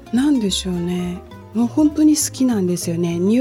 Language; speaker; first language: Japanese; non-native, fluent; Chinese